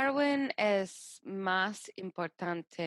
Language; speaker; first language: Spanish; non-native, learner; English